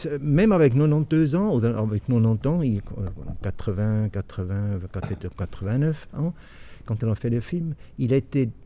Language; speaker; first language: French; non-native, local second language; German